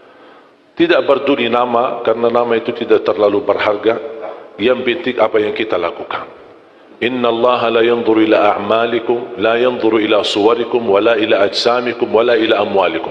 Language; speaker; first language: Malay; non-native, fluent; Arabic